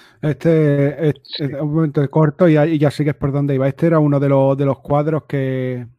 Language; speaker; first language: Spanish; native; Spanish